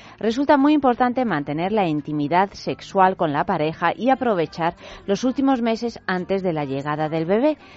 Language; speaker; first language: Spanish; native; Spanish